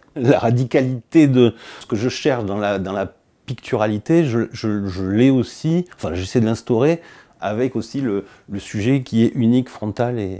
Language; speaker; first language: French; native; French